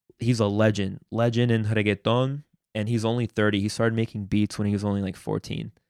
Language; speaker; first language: English; early bilingual, other home language; Spanish